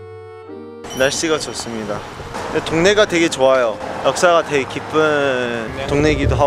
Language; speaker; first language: Korean; early bilingual, heritage; Korean